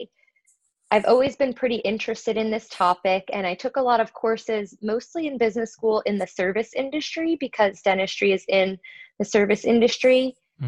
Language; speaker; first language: English; native; English